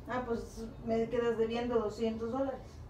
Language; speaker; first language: Spanish; native; Spanish